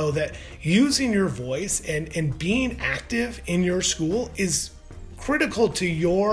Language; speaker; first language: English; native; English